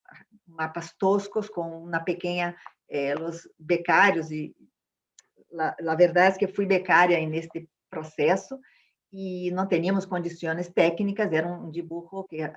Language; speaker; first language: Spanish; non-native, fluent; Portuguese